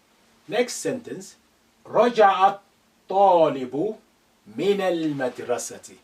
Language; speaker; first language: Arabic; non-native, fluent; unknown